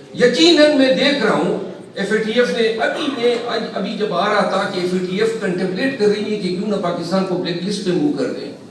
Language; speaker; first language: Urdu; non-native, local second language; Pashto